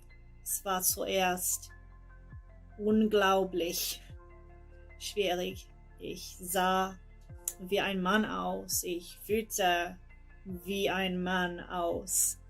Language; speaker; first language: German; non-native, learner; English